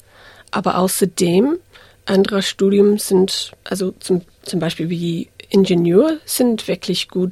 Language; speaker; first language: German; non-native, fluent; English